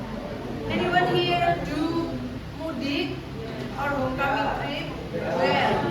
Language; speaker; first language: English; non-native, fluent; Indonesian